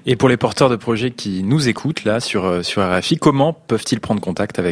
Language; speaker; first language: French; native; French